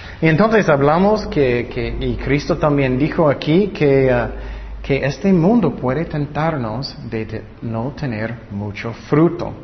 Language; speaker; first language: Spanish; non-native, fluent; English